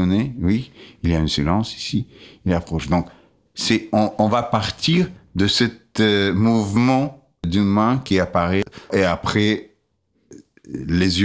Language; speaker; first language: French; non-native, fluent; Russian